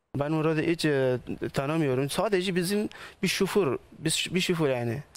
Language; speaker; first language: Turkish; non-native, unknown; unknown